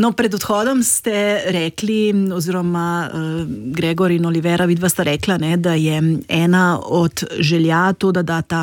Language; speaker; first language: Slovenian; native; Slovenian